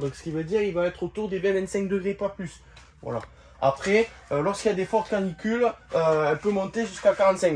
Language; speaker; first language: French; native; French